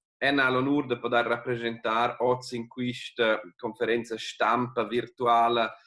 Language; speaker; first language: Italian; non-native, local second language; Romansh